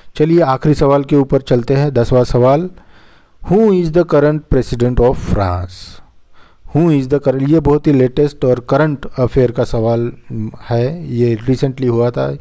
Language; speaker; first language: Hindi; non-native, local second language; Marathi